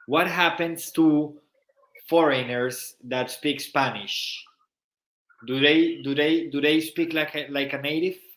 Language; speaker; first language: English; non-native, fluent; Spanish